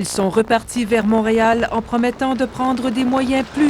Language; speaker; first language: French; native; French